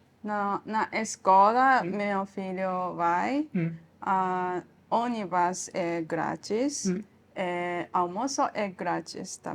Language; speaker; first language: Portuguese; non-native, learner; Japanese